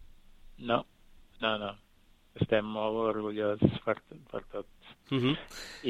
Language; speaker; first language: Catalan; non-native, fluent; Kabuverdianu